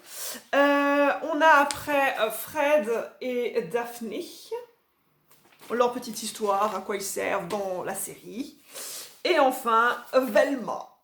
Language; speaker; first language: French; native; French